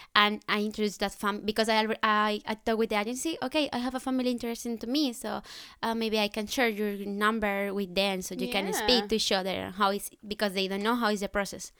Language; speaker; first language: English; non-native, fluent; Spanish